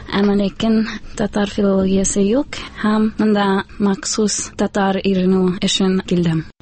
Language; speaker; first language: Tatar; non-native, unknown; Spanish